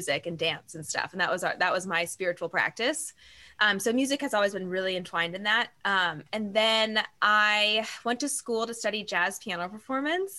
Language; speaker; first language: English; native; English